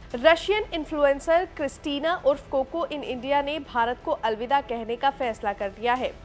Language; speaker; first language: Hindi; native; Hindi